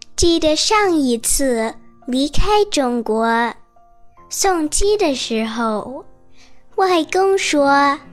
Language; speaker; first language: Chinese; early bilingual, other home language; English